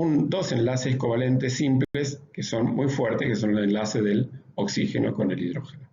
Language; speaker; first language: Spanish; native; Spanish